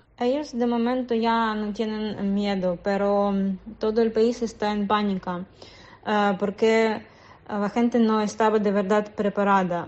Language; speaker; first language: Spanish; non-native, learner; Russian